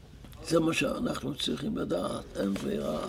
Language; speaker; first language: Hebrew; non-native, local second language; Yiddish